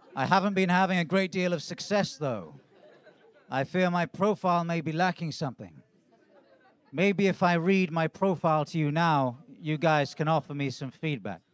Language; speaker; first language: English; native; English